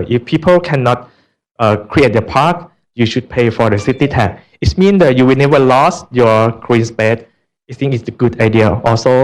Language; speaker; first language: English; non-native, learner; Thai